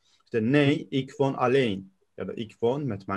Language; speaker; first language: Dutch; non-native, fluent; Turkish